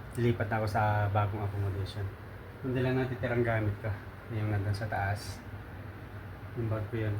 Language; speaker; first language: Filipino; native; Filipino